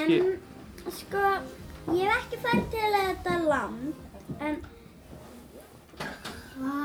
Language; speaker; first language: Icelandic; early bilingual, other home language; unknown